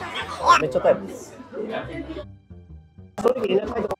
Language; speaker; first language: Japanese; native; Japanese